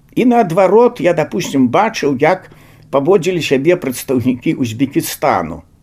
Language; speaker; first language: Belarusian; native; Belarusian